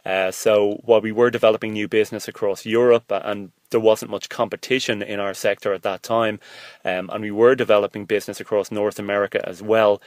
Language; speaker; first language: English; native; English